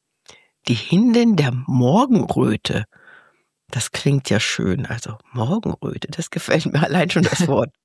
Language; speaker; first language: German; native; German